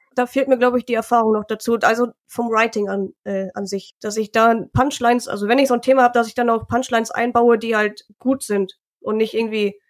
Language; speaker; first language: German; native; German